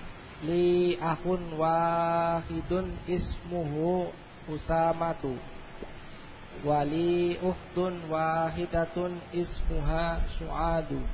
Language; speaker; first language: Arabic; non-native, learner; Indonesian